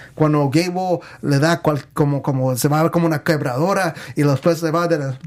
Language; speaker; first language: Spanish; native; Spanish